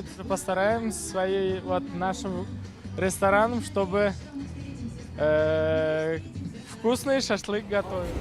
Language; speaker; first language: Russian; non-native, learner; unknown